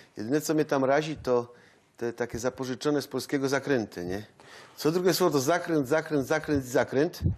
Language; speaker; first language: Polish; native; Polish